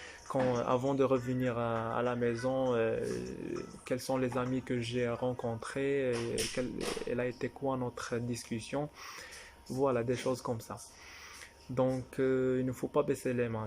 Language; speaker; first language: French; non-native, fluent; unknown